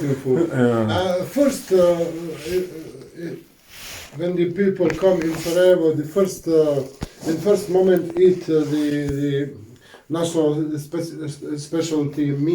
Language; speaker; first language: English; non-native, learner; Arabic